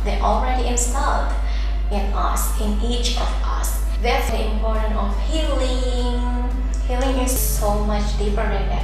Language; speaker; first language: English; non-native, fluent; Indonesian